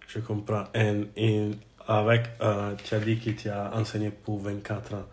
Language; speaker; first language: French; non-native, learner; English